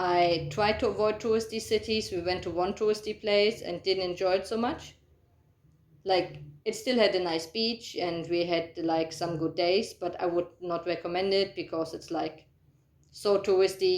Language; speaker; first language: English; non-native, fluent; German